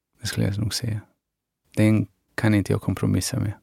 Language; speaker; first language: Swedish; early bilingual, other home language; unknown